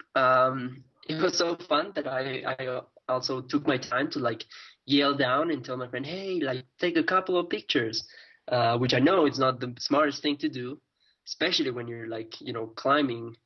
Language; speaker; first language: English; non-native, fluent; Spanish